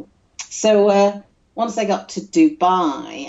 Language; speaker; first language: English; native; English